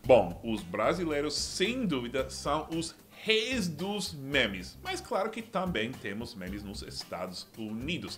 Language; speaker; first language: Portuguese; non-native, fluent; English